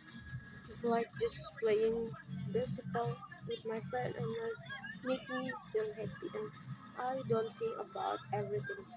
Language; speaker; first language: English; non-native, learner; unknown